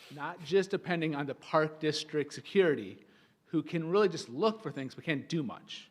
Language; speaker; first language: English; native; English